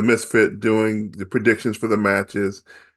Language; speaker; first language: English; native; English